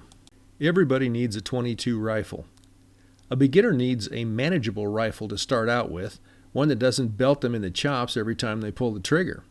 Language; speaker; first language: English; native; English